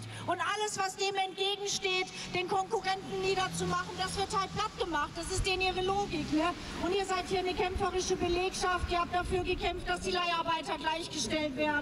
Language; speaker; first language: German; native; German